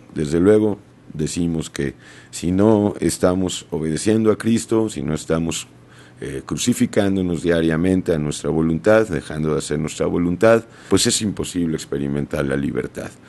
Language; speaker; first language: Spanish; native; Spanish